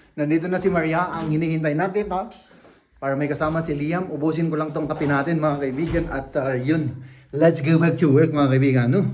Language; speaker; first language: Filipino; native; Filipino